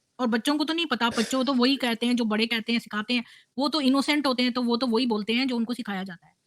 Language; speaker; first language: Hindi; native; Hindi